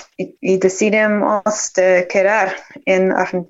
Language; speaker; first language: Spanish; non-native, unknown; English